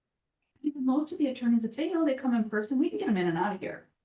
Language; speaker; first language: English; native; English